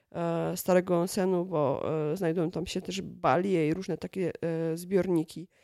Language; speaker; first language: Polish; native; Polish